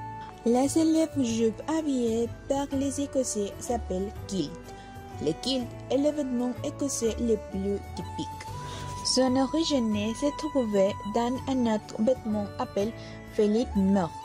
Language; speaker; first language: French; non-native, learner; Spanish